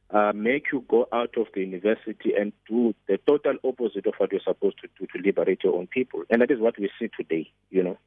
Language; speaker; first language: English; non-native, local second language; Xhosa